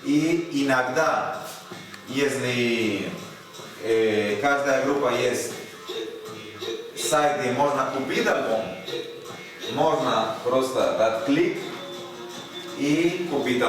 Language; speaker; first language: Russian; non-native, learner; Spanish